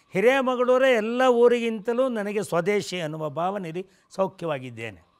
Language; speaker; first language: Kannada; non-native, local second language; Tamil